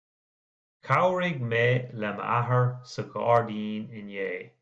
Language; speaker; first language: Irish; non-native, local second language; English